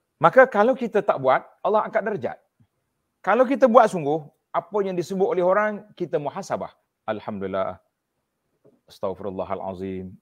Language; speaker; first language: Malay; native; Malay